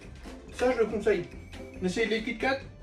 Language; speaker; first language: French; native; French